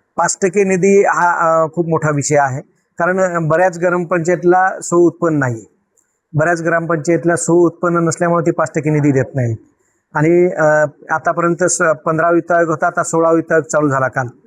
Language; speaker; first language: Marathi; native; Marathi